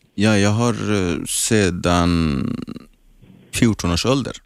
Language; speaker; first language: Swedish; non-native, learner; Arabic